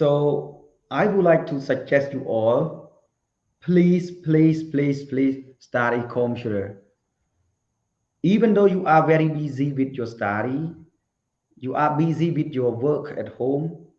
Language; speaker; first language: English; non-native, learner; Khmer